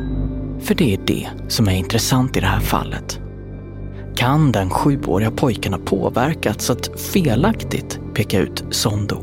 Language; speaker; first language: Swedish; native; Swedish